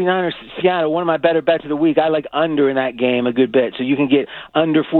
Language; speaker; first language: English; native; English